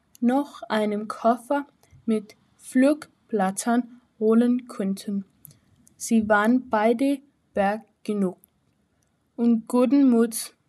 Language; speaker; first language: German; non-native, learner; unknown